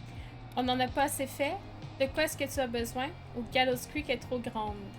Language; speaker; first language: French; native; French